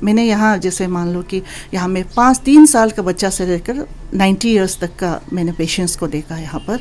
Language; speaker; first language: Hindi; non-native, local second language; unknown